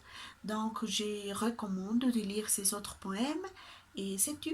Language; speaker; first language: French; non-native, learner; Spanish